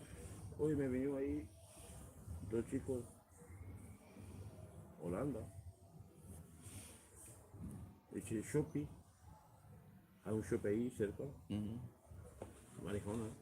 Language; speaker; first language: Spanish; non-native, learner; Romanian